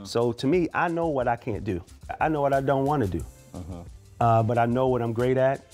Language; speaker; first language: English; native; English